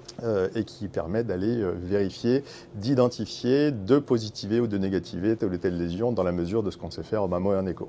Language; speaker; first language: French; native; French